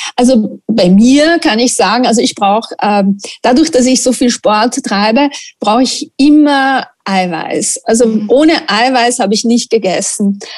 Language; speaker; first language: German; non-native, fluent; Italian